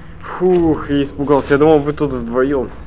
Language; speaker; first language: Russian; native; Russian